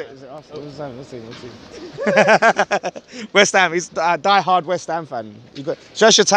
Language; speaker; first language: English; native; English